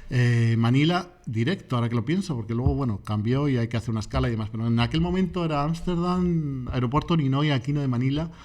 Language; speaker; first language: Spanish; native; Spanish